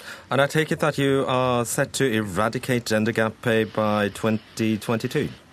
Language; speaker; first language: English; non-native, fluent; Norwegian